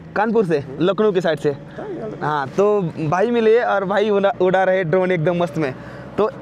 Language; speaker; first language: Hindi; non-native, local second language; Marathi